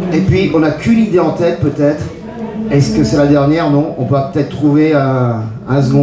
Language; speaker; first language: French; native; French